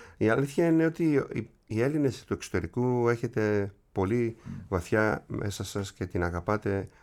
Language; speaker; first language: Greek; native; Greek